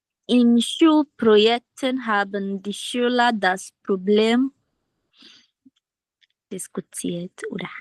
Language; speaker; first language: German; non-native, learner; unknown